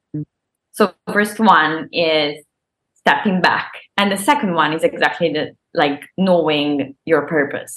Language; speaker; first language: English; non-native, fluent; Italian